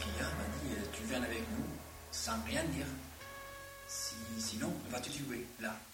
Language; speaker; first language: French; non-native, learner; Arabic